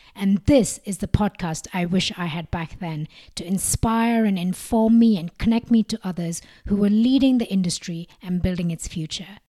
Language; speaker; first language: English; non-native, local second language; Malayalam